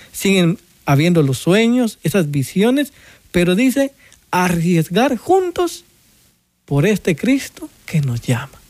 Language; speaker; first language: Spanish; native; Spanish